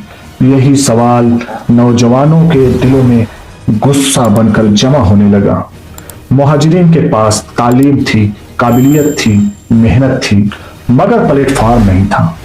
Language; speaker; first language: Urdu; native; Urdu